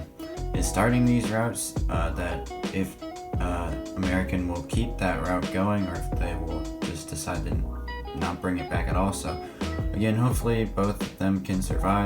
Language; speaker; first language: English; native; English